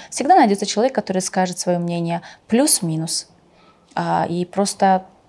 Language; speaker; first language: Russian; non-native, local second language; Tajik